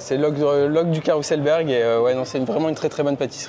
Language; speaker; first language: French; native; French